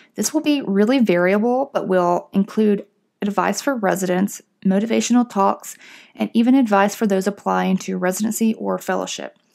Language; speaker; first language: English; native; English